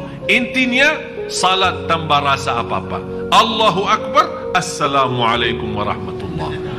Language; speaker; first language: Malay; non-native, fluent; Arabic